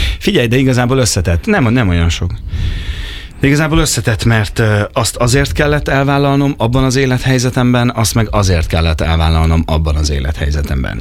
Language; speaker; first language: Hungarian; native; Hungarian